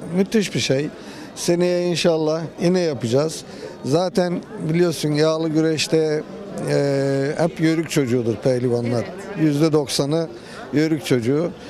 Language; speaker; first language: Turkish; native; Turkish